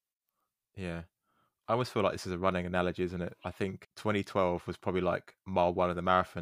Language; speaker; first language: English; native; English